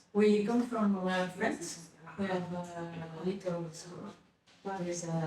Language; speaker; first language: English; non-native, learner; French